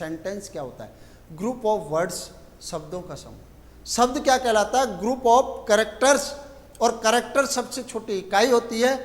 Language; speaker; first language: Hindi; native; Hindi